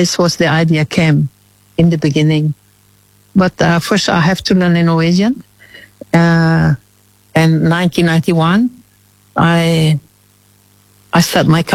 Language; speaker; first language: English; non-native, fluent; Indonesian